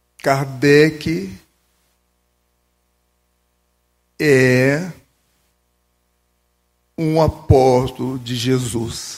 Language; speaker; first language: Portuguese; native; Portuguese